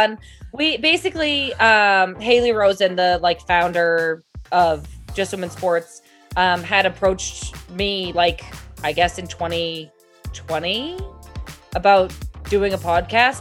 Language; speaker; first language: English; native; English